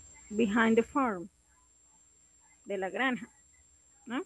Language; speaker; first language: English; non-native, learner; Spanish